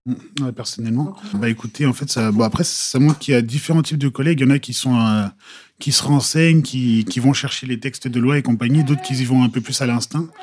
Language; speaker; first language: French; native; French